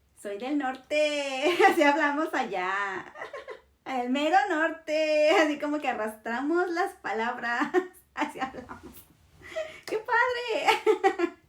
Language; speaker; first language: Spanish; native; Spanish